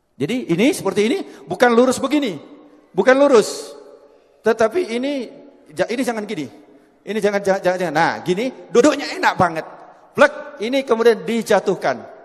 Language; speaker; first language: Indonesian; non-native, local second language; Javanese